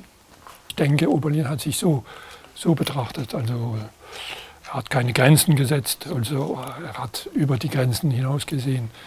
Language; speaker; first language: German; non-native, fluent; French